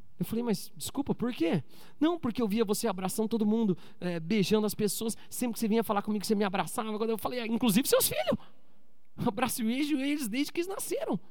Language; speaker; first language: Portuguese; native; Portuguese